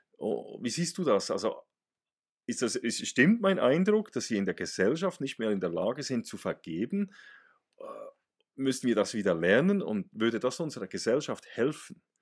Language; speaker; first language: German; native; German